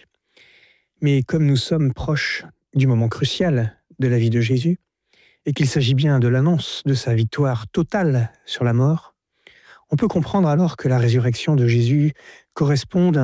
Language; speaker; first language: French; native; French